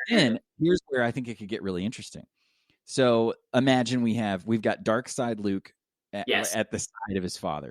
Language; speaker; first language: English; native; English